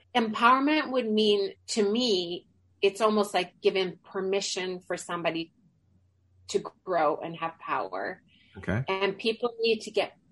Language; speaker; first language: English; early bilingual, other home language; Swedish